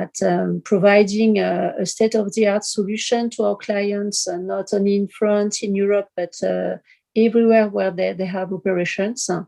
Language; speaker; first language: English; non-native, fluent; French